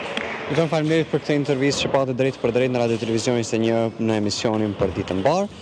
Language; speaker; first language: Albanian; native; Albanian